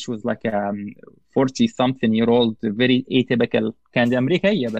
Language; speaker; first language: English; non-native, fluent; Arabic